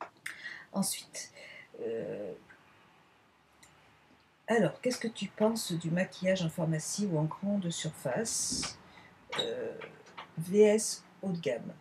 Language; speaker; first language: French; native; French